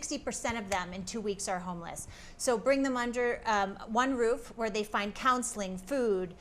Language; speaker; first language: English; native; English